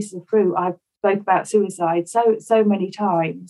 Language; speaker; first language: English; native; English